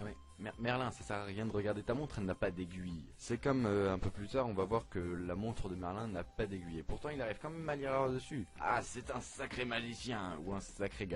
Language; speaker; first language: French; native; French